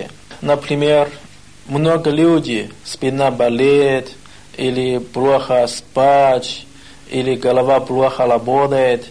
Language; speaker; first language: Russian; non-native, learner; Chinese